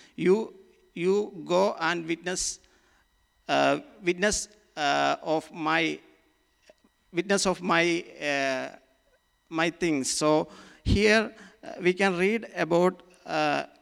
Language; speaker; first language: English; non-native, local second language; Malayalam